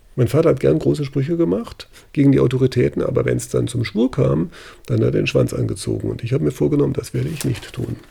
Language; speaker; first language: German; native; German